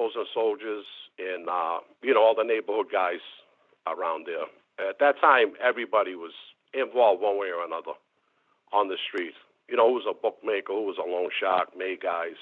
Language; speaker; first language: English; native; English